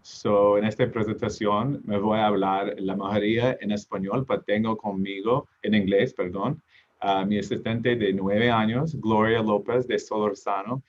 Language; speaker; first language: Spanish; non-native, learner; English